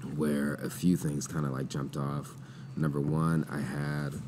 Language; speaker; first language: English; native; English